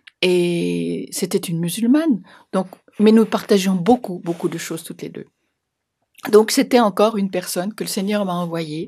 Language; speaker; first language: French; native; French